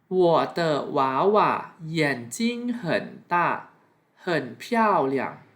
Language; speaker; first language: Chinese; non-native, fluent; Thai